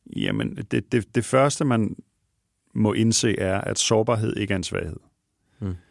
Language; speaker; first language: Danish; native; Danish